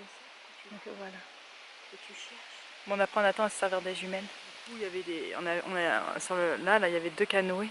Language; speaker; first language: French; native; French